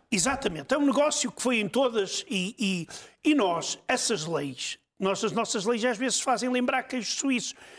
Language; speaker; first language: Portuguese; native; Portuguese